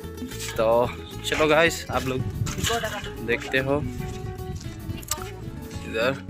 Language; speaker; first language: Hindi; non-native, local second language; Odia